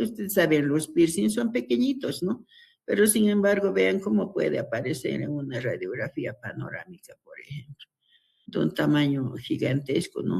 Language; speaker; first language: Spanish; native; Spanish